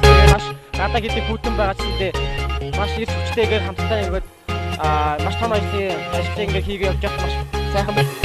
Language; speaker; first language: Mongolian; native; Mongolian